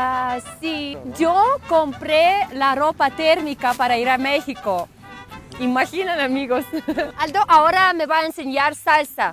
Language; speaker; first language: Spanish; non-native, learner; Russian